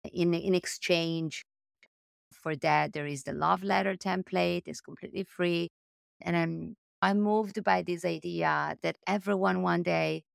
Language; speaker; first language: English; non-native, fluent; Italian